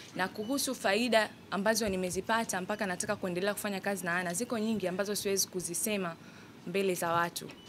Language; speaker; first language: Swahili; native; Swahili